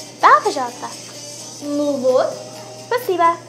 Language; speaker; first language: Russian; non-native, learner; English